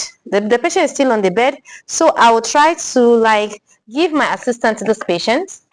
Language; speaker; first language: English; non-native, local second language; Igbo